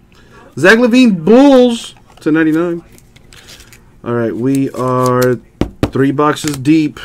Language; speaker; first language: English; native; English